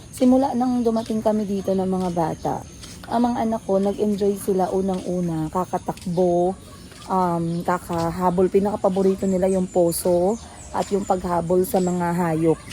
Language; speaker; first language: Filipino; non-native, local second language; Hiligaynon